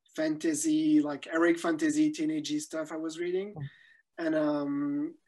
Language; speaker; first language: English; non-native, fluent; French